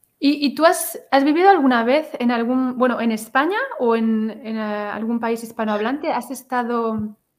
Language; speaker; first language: Spanish; native; Spanish